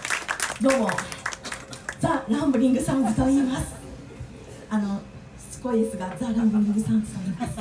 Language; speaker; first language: Japanese; native; Japanese